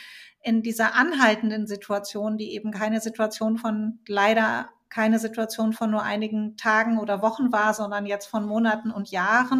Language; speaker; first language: German; native; German